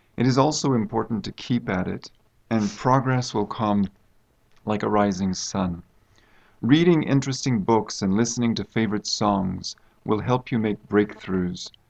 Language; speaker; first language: English; native; English